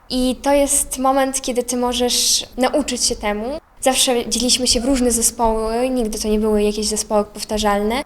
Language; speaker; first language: Polish; non-native, fluent; Ukrainian